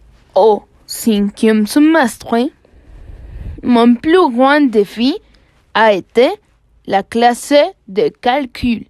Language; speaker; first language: French; non-native, learner; Spanish